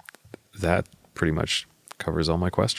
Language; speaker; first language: English; native; English